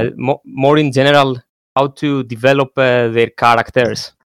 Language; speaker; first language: English; non-native, fluent; Greek